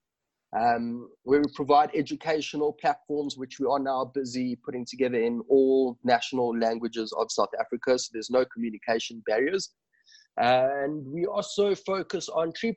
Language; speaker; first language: English; native; English